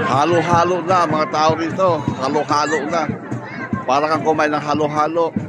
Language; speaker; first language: Filipino; native; Filipino